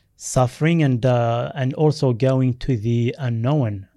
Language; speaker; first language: English; non-native, fluent; Berber languages